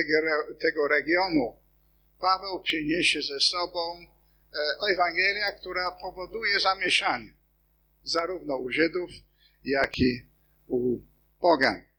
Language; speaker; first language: Polish; non-native, fluent; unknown